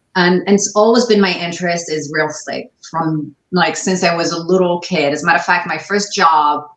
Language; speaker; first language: English; non-native, fluent; Arabic